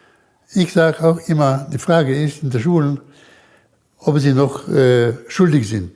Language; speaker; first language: German; early bilingual, heritage; German